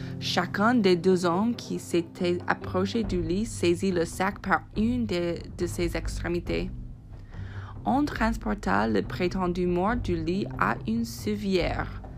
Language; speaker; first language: French; non-native, fluent; English